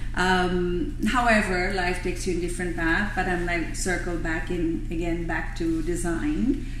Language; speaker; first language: English; non-native, local second language; Bangla